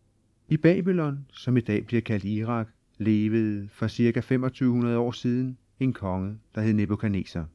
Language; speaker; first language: Danish; native; Danish